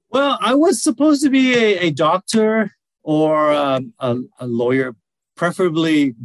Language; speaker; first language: English; early bilingual, other home language; Vietnamese